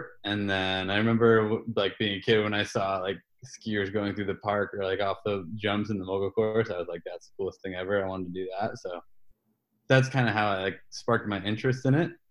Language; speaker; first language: English; native; English